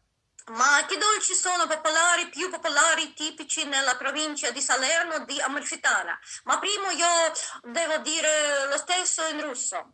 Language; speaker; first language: Italian; non-native, learner; Russian